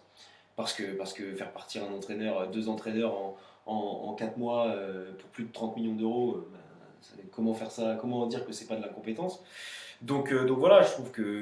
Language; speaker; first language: French; native; French